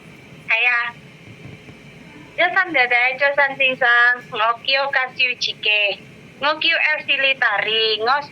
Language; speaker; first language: Cantonese; non-native, learner; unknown